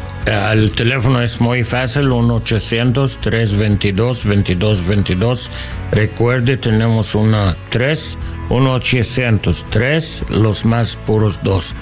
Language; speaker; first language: Spanish; non-native, learner; English